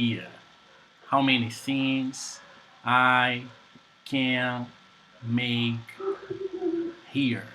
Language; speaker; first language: English; non-native, fluent; Portuguese